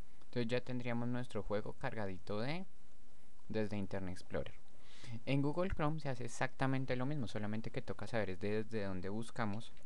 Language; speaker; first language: Spanish; native; Spanish